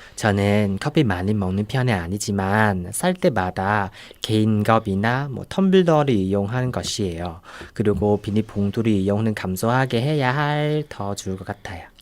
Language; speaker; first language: Korean; non-native, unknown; Vietnamese